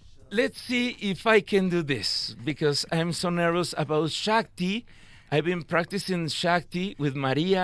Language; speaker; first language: English; non-native, learner; Spanish